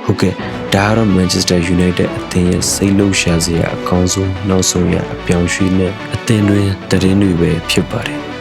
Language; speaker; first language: Burmese; native; Burmese